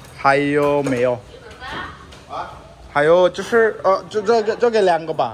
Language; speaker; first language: Chinese; non-native, learner; Bangla